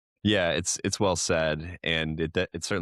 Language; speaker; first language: English; native; English